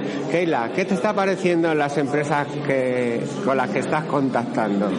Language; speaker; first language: Spanish; native; Spanish